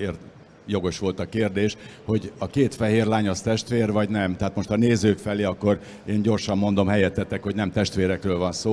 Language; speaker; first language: Hungarian; native; Hungarian